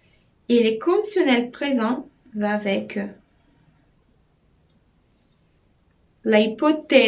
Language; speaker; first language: French; non-native, fluent; Portuguese